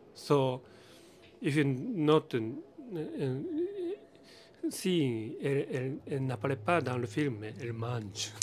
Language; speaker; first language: French; non-native, learner; Japanese